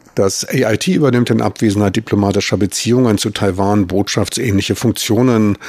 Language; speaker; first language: German; native; German